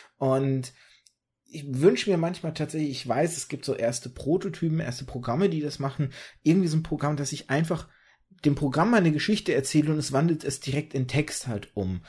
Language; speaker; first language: German; early bilingual, other home language; Russian